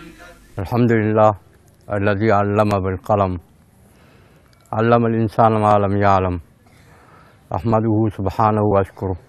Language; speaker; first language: Arabic; non-native, fluent; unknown